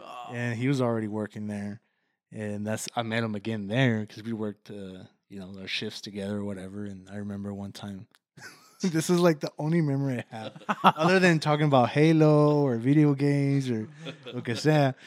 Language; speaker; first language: English; early bilingual, other home language; Spanish